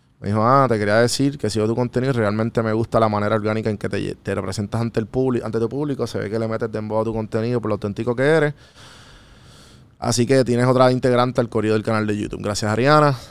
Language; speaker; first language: Spanish; native; Spanish